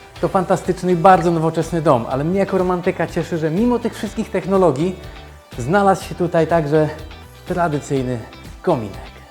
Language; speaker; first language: Polish; native; Polish